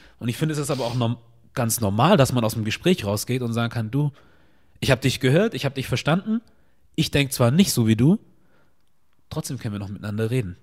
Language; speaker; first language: German; early bilingual, other home language; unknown